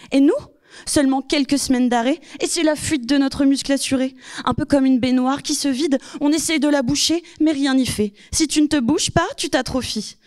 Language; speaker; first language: French; native; French